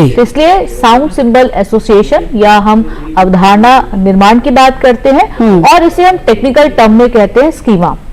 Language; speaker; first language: Hindi; native; Hindi